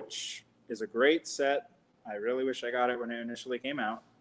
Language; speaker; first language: English; native; English